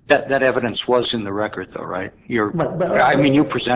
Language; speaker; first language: English; native; English